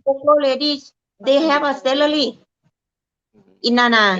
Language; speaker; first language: English; non-native, learner; Thai